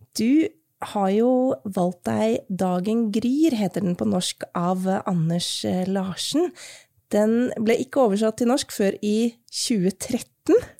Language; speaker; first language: Norwegian; native; Norwegian